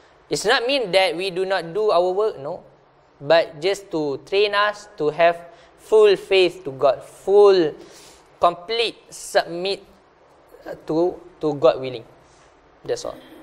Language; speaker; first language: English; non-native, local second language; Malay